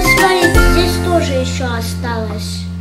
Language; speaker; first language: Russian; early bilingual, heritage; Russian